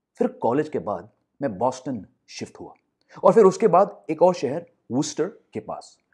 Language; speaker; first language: Hindi; non-native, local second language; English